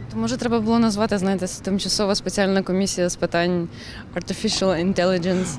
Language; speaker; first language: Ukrainian; native; Ukrainian